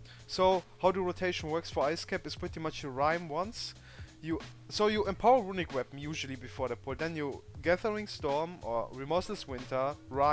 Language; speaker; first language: English; non-native, fluent; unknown